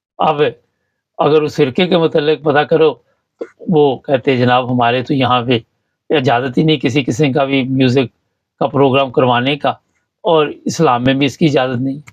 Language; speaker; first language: Urdu; native; Urdu